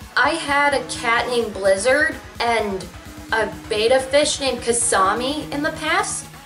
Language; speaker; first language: English; native; English